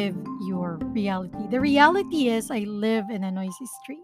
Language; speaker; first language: English; non-native, local second language; Filipino